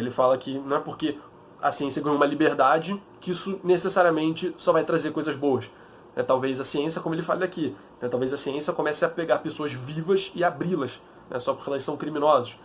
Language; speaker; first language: Portuguese; native; Portuguese